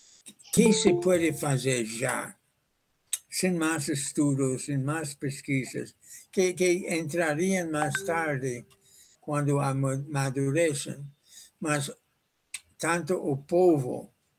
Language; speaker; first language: Portuguese; non-native, fluent; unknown